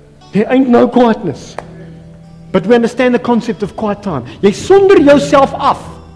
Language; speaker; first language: English; non-native, local second language; Afrikaans